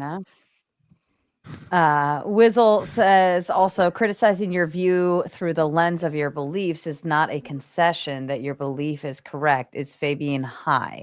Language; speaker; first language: English; native; English